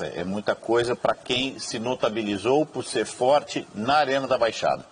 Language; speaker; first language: Portuguese; native; Portuguese